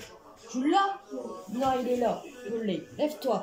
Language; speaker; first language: French; native; French